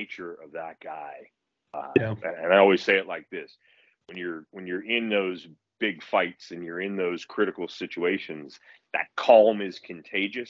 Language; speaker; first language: English; native; English